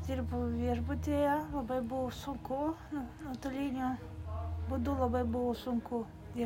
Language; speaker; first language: Lithuanian; non-native, learner; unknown